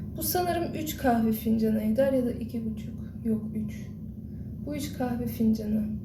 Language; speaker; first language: Turkish; early bilingual, heritage; Turkish